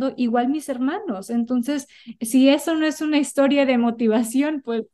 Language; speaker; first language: Spanish; early bilingual, heritage; Spanish